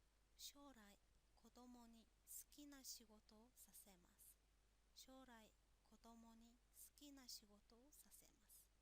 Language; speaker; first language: Japanese; non-native, fluent; Mongolian